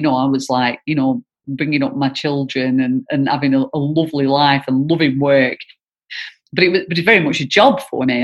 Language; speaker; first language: English; native; English